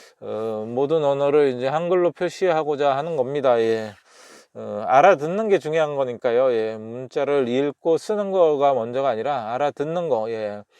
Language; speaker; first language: Korean; native; Korean